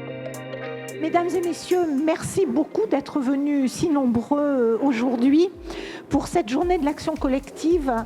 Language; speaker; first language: French; native; French